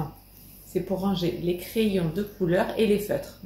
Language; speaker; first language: French; native; French